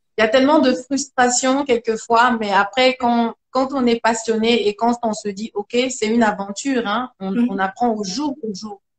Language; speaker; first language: French; non-native, local second language; Mandingo